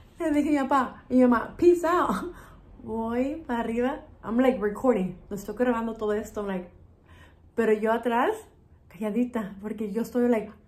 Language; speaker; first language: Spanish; early bilingual, heritage; Spanish